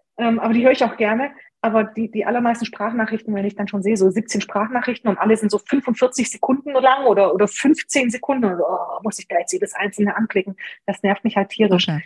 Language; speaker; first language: German; early bilingual, other home language; Hungarian